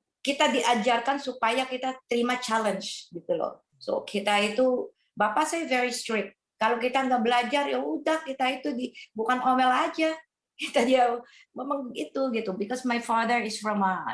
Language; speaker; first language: Indonesian; non-native, fluent; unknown